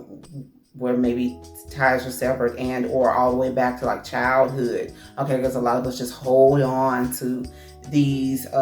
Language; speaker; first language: English; native; English